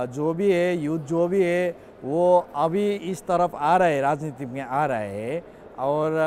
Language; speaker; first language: Hindi; non-native, local second language; Nepali